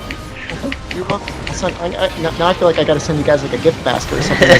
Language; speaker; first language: English; native; English